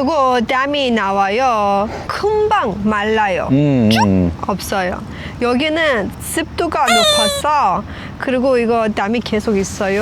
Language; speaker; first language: Korean; non-native, learner; Persian